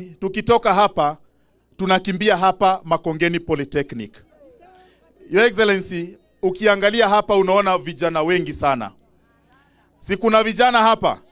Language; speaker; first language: Swahili; non-native, local second language; Kikuyu